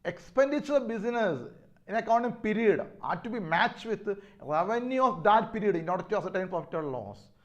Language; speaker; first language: English; non-native, local second language; Malayalam